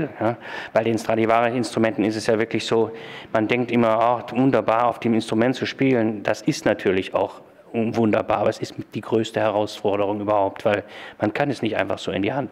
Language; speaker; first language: German; native; German